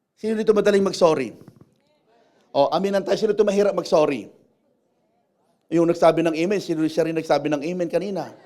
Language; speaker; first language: Filipino; non-native, local second language; Iloko